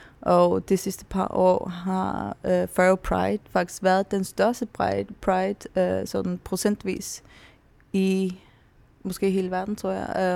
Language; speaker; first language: Danish; non-native, local second language; Faroese